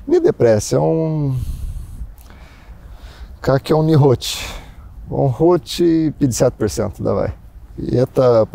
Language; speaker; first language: Russian; non-native, learner; Portuguese